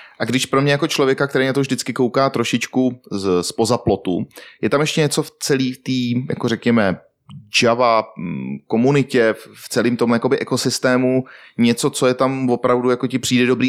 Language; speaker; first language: Czech; native; Czech